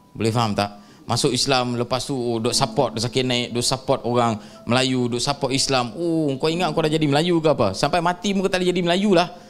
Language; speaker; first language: Malay; non-native, local second language; Tamil